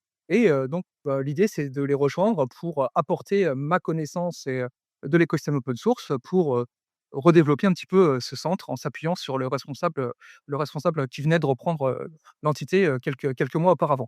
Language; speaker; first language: French; native; French